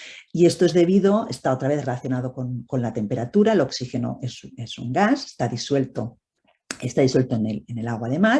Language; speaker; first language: Spanish; native; Spanish